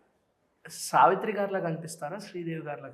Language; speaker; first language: Telugu; native; Telugu